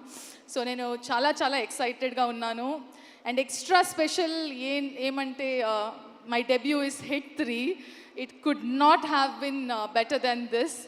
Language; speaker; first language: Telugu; non-native, learner; Kannada